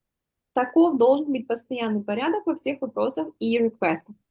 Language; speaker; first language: Russian; native; Russian